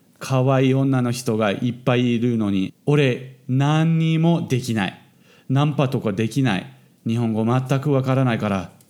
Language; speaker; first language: Japanese; non-native, fluent; English